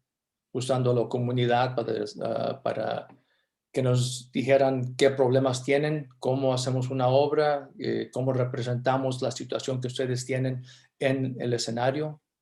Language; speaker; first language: Spanish; early bilingual, heritage; Spanish